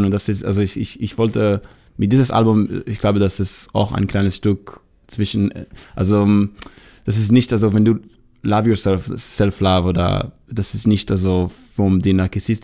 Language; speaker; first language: German; non-native, learner; Hebrew